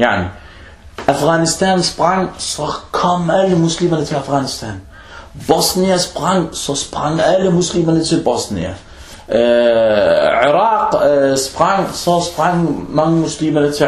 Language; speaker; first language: Danish; non-native, fluent; Arabic